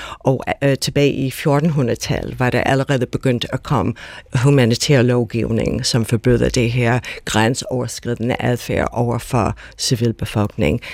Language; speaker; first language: Danish; non-native, fluent; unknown